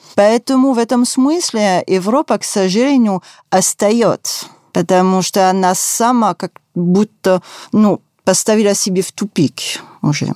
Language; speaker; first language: Russian; non-native, fluent; French